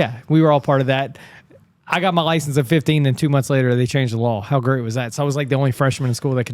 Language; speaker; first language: English; native; English